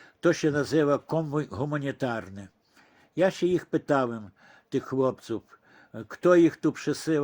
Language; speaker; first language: Polish; early bilingual, heritage; Polish